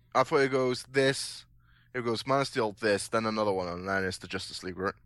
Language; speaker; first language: English; native; English